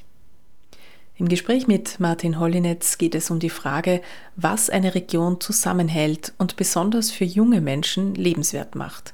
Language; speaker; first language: German; native; German